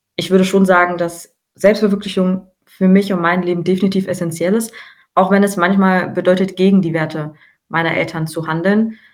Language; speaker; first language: German; early bilingual, other home language; Tigrinya